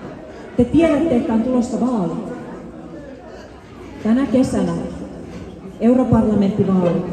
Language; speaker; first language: Finnish; early bilingual, other home language; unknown